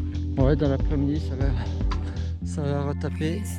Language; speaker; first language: French; native; French